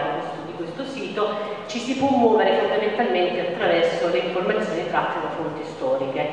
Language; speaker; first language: Italian; native; Italian